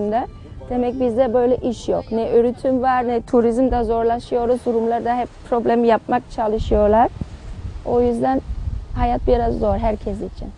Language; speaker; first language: Turkish; non-native, learner; German